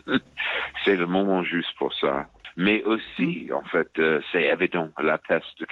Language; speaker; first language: French; non-native, fluent; English